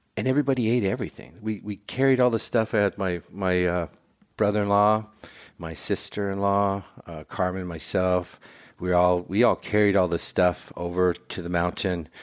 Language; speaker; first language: English; native; English